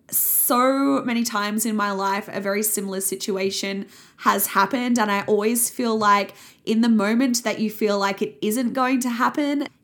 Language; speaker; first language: English; native; English